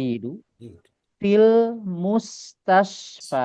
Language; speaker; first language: Arabic; non-native, fluent; Indonesian